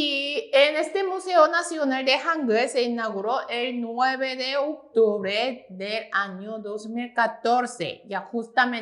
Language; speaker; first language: Spanish; non-native, fluent; Korean